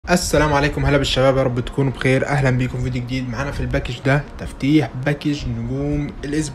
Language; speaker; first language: Arabic; native; Arabic